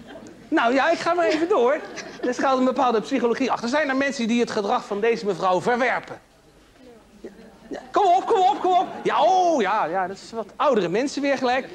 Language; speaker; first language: Dutch; native; Dutch